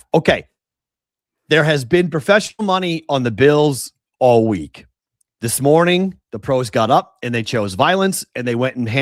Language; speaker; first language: English; native; English